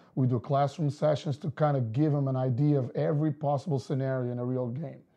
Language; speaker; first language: English; non-native, fluent; Portuguese